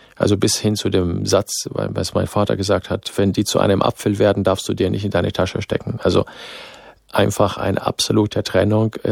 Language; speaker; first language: German; non-native, fluent; Arabic